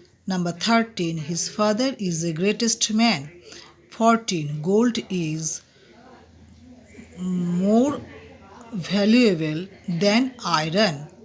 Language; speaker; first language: English; non-native, local second language; Bangla